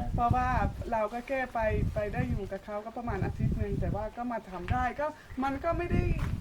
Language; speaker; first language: Thai; non-native, fluent; Dutch